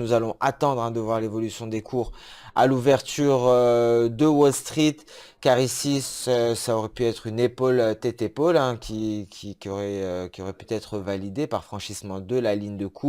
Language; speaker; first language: French; native; French